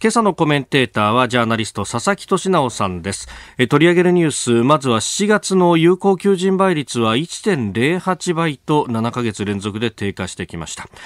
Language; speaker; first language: Japanese; native; Japanese